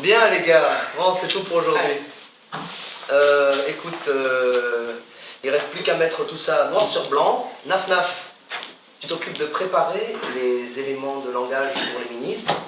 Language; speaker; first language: French; native; French